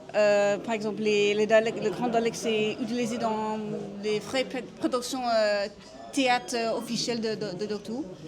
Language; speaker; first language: French; non-native, learner; English